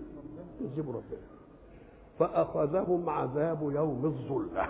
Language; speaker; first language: Arabic; native; Arabic